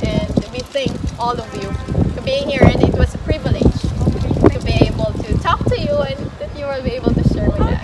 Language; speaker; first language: English; non-native, fluent; Filipino